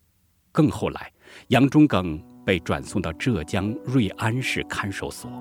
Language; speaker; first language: Chinese; native; Chinese